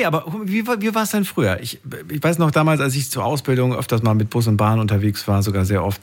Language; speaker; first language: German; native; German